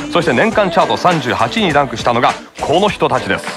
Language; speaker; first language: Japanese; early bilingual, heritage; Japanese